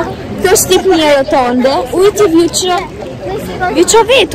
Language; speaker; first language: Albanian; early bilingual, heritage; Albanian